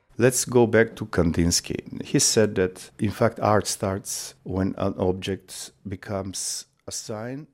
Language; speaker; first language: English; non-native, fluent; Macedonian